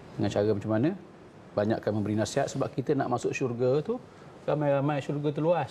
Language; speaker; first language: Malay; native; Malay